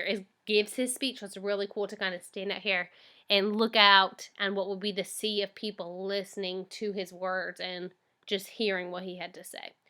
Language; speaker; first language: English; native; English